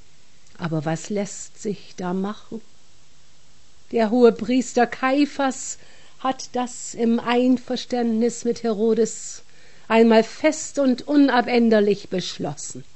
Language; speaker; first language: German; native; German